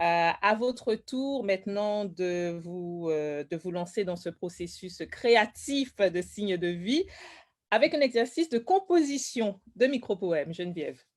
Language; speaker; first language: French; native; French